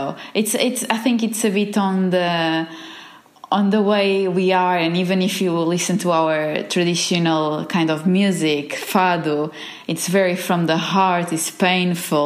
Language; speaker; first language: English; non-native, fluent; Portuguese